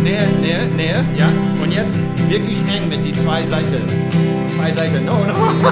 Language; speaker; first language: German; non-native, learner; English